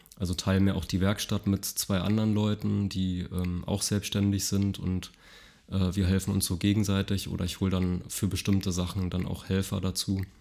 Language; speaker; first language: German; native; German